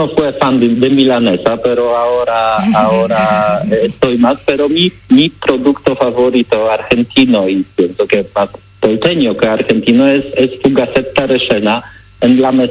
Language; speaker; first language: Spanish; non-native, learner; Polish